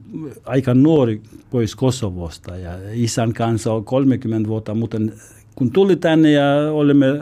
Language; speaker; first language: Finnish; non-native, learner; Albanian